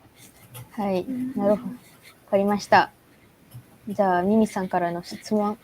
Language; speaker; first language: Japanese; non-native, learner; Malay